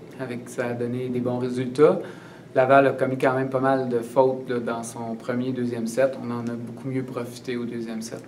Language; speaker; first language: French; native; French